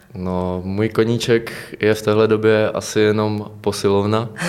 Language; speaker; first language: Czech; native; Czech